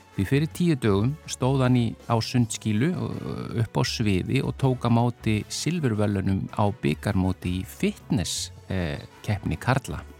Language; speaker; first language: Icelandic; native; Icelandic